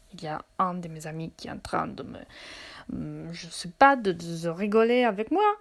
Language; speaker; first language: French; non-native, fluent; Italian